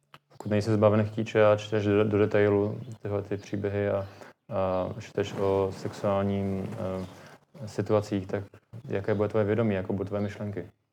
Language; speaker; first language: Czech; native; Czech